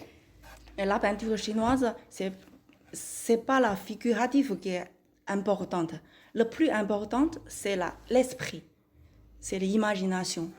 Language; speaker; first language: French; non-native, learner; Chinese